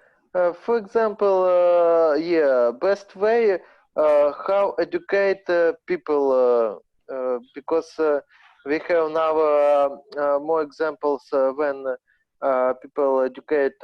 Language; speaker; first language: English; non-native, learner; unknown